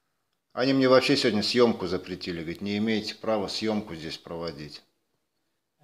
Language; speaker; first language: Russian; native; Russian